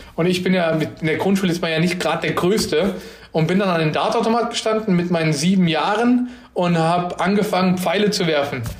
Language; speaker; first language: German; early bilingual, other home language; Turkish